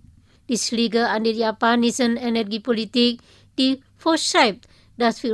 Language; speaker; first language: German; non-native, fluent; Indonesian